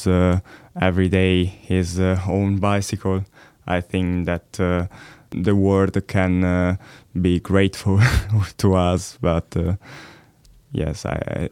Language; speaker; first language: English; non-native, learner; Italian